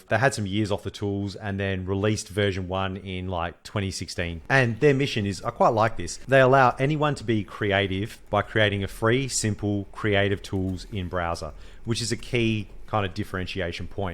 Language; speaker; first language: English; native; English